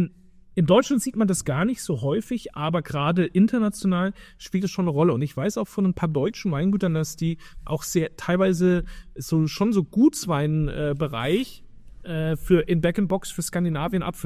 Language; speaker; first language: German; native; German